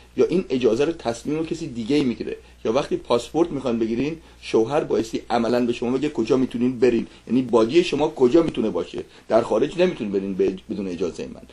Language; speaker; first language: Persian; native; Persian